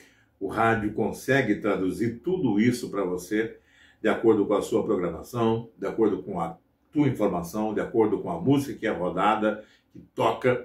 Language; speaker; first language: Portuguese; native; Portuguese